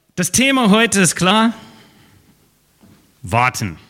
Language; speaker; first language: German; non-native, fluent; English